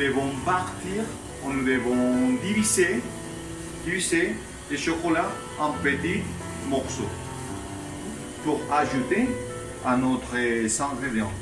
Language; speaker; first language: French; non-native, learner; Spanish